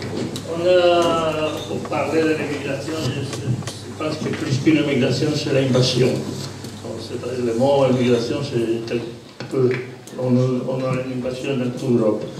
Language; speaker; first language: French; non-native, fluent; Spanish